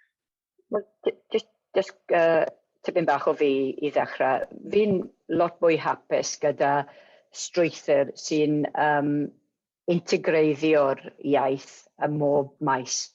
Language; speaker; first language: Welsh; non-native, local second language; English